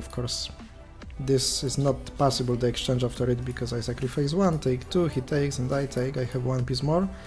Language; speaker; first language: English; non-native, fluent; Polish